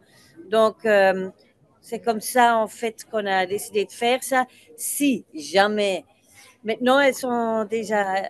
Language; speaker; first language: French; non-native, local second language; Dutch